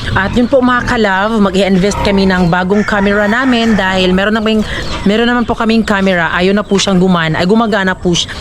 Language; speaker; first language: Filipino; non-native, local second language; Cebuano